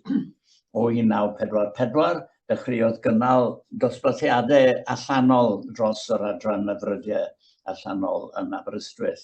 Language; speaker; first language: Welsh; native; Welsh